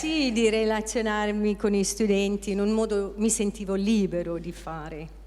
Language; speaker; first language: Italian; non-native, fluent; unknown